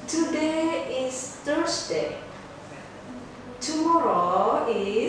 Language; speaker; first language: English; non-native, fluent; Indonesian